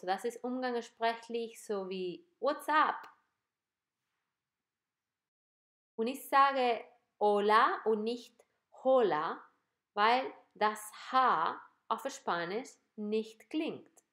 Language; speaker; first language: German; non-native, fluent; Spanish